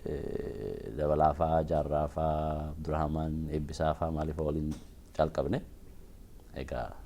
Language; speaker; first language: Oromo; non-native, local second language; Amharic